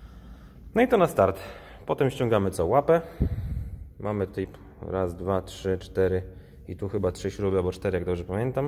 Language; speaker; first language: Polish; native; Polish